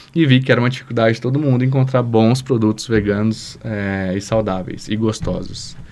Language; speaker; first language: Portuguese; native; Portuguese